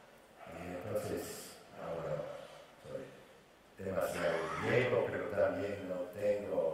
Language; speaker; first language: Spanish; non-native, fluent; English